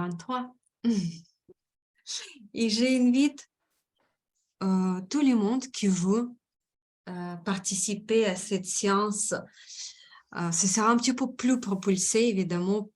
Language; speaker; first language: French; non-native, fluent; Russian